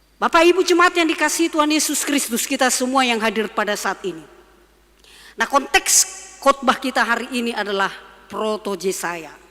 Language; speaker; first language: Indonesian; non-native, local second language; Batak Toba